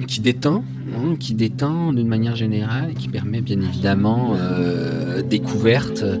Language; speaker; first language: French; native; French